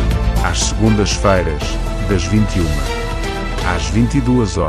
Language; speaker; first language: Portuguese; native; Portuguese